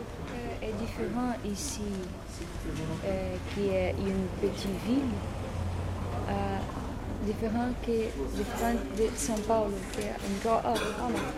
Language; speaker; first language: French; non-native, learner; Portuguese